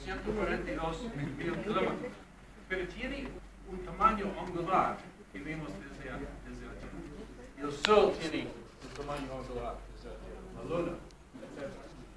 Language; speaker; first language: Spanish; non-native, fluent; English